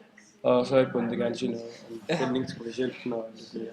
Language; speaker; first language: Danish; native; Danish